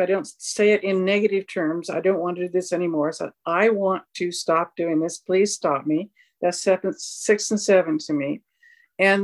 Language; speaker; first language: English; native; English